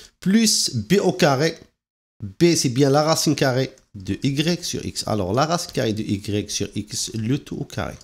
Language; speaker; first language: French; non-native, local second language; Arabic